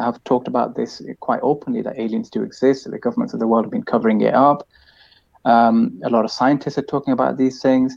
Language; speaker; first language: English; native; English